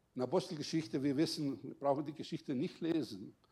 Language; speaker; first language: German; non-native, fluent; Greek